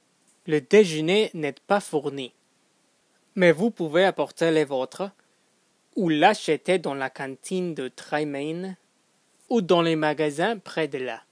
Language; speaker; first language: French; non-native, fluent; English